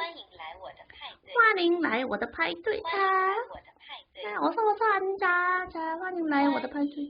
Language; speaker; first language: Chinese; non-native, learner; Korean